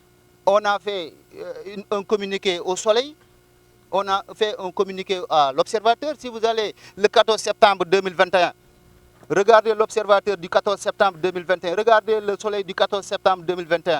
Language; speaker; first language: French; non-native, local second language; Wolof